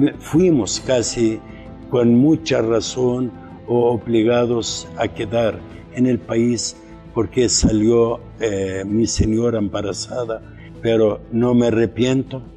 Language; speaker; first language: Spanish; non-native, fluent; Arabic